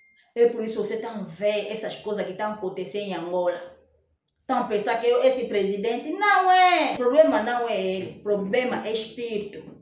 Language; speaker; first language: Portuguese; non-native, fluent; Lingala